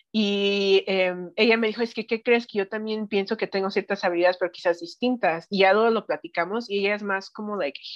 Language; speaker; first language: Spanish; early bilingual, heritage; Spanish